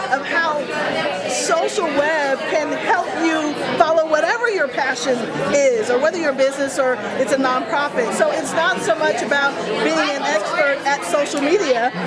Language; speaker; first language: English; native; English